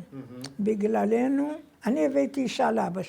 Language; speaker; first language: Hebrew; non-native, fluent; Persian